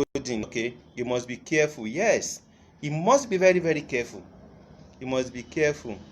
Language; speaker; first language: English; non-native, local second language; Yoruba